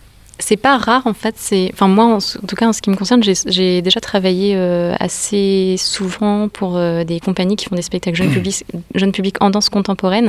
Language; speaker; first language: French; native; French